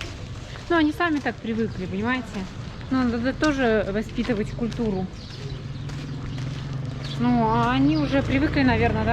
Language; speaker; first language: Russian; native; Russian